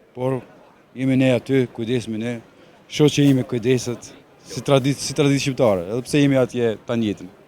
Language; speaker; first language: Albanian; early bilingual, heritage; Albanian